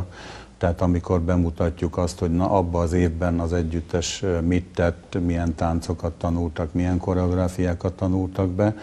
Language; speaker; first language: Hungarian; native; Hungarian